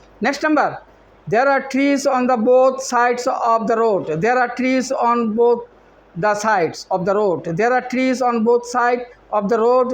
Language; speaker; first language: English; non-native, local second language; Bangla